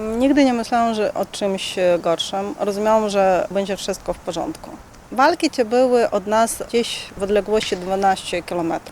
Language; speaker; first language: Polish; non-native, fluent; Ukrainian